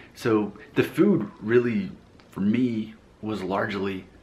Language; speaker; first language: English; native; English